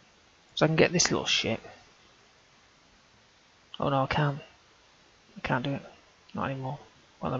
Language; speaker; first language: English; native; English